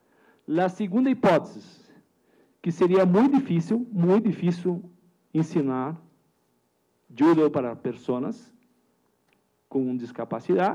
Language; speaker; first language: Spanish; non-native, learner; Portuguese